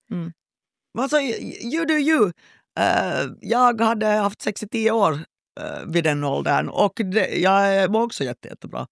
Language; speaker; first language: Swedish; native; Swedish